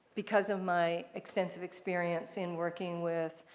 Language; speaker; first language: English; native; English